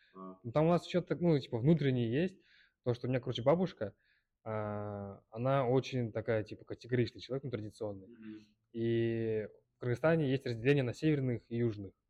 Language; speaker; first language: Russian; early bilingual, other home language; Kyrgyz